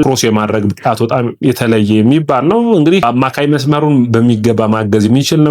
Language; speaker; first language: Amharic; native; Amharic